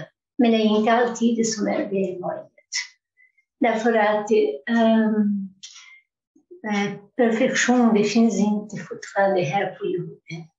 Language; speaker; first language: Swedish; non-native, fluent; Portuguese